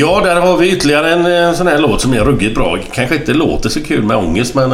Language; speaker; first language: Swedish; native; Swedish